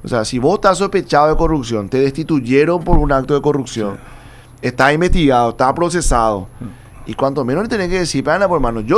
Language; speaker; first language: Spanish; native; Spanish